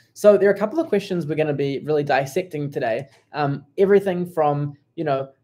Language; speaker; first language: English; native; English